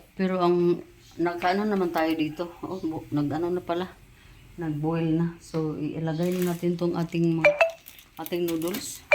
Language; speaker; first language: Filipino; non-native, local second language; Cebuano